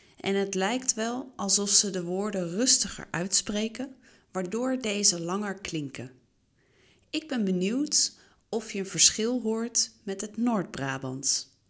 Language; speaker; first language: Dutch; native; Dutch